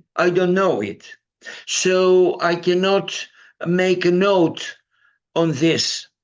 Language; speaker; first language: English; non-native, fluent; Greek